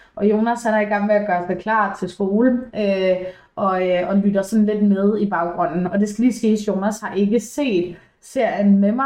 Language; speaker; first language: Danish; early bilingual, other home language; English